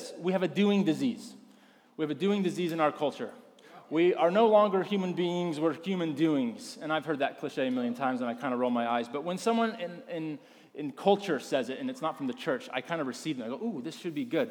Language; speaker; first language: English; native; English